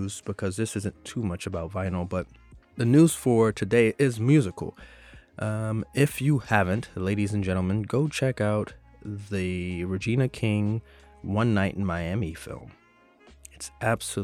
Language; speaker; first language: English; native; English